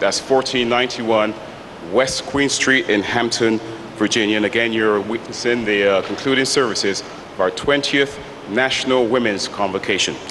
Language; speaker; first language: English; native; English